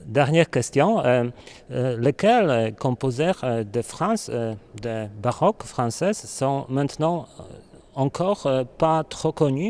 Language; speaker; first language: French; non-native, learner; Polish